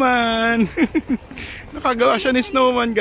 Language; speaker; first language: Filipino; native; Filipino